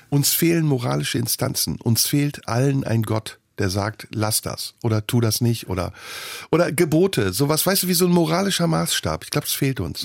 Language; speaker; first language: German; early bilingual, other home language; Turkish